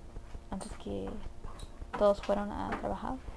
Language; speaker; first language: Spanish; early bilingual, heritage; Spanish